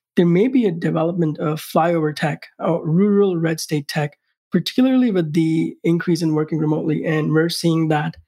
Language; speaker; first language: English; non-native, local second language; Hindi